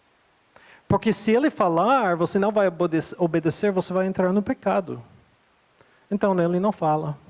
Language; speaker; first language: Portuguese; non-native, fluent; English